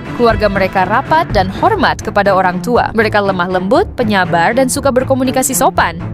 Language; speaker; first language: Malay; native; Malay